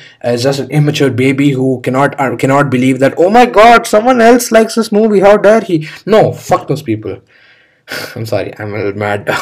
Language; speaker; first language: English; non-native, local second language; Hindi